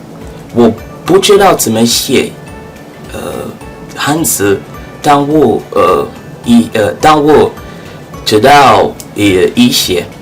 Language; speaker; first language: Chinese; non-native, learner; French